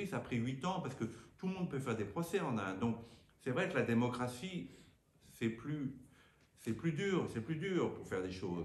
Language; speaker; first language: French; native; French